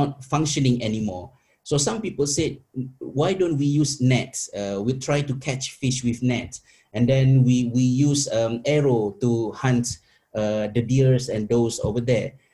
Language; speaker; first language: English; non-native, local second language; Malay